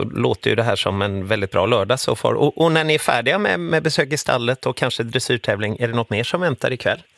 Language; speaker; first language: Swedish; native; Swedish